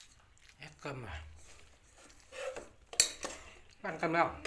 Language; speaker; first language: Vietnamese; non-native, local second language; Hmong